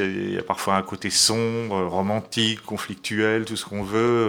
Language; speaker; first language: French; native; French